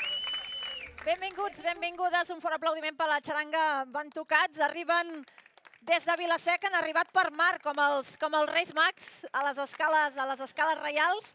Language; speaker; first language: Catalan; native; Catalan